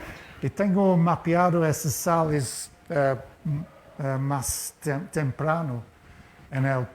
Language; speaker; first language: Spanish; non-native, fluent; Portuguese